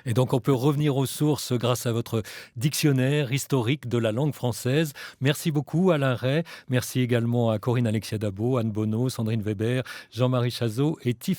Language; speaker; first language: French; native; French